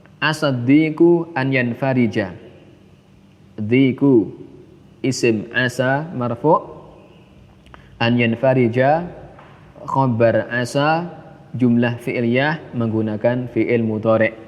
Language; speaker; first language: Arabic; non-native, fluent; Indonesian